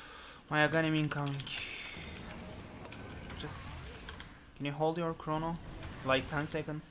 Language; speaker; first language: English; non-native, learner; Turkish